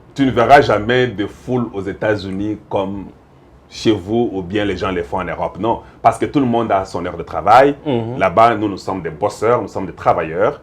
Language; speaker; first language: French; non-native, local second language; Lingala